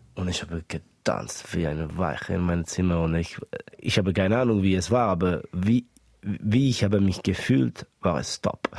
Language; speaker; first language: German; early bilingual, other home language; Estonian